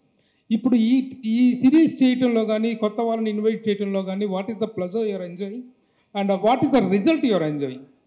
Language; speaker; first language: Telugu; native; Telugu